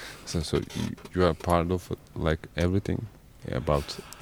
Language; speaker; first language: English; non-native, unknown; Turkish